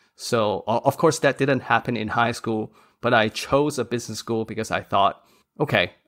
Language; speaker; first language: English; non-native, local second language; Cantonese